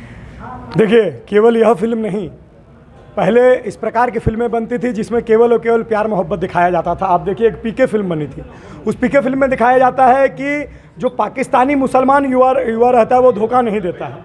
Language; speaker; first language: Hindi; native; Hindi